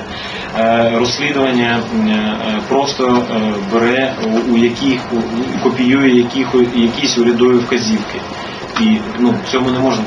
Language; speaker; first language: Ukrainian; native; Ukrainian